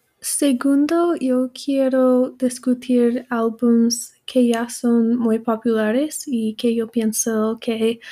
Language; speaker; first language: Spanish; non-native, learner; English